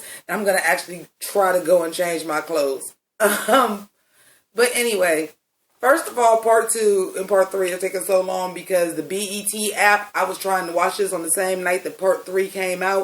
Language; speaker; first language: English; native; English